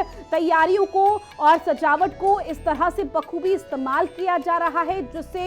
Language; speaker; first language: Hindi; native; Hindi